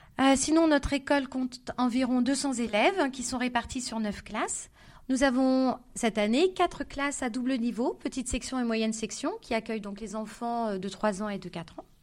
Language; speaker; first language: French; native; French